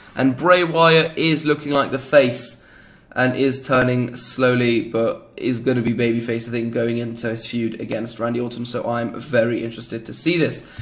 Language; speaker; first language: English; native; English